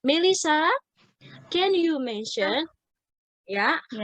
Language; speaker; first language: English; non-native, fluent; Indonesian